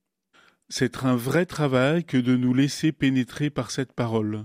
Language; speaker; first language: French; native; French